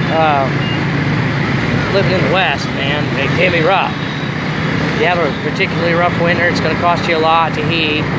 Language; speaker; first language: English; native; English